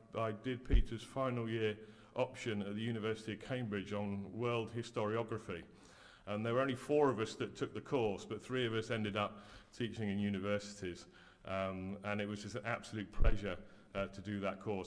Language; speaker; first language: English; native; English